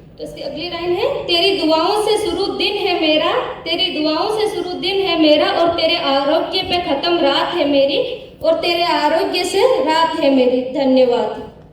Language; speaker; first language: Hindi; native; Hindi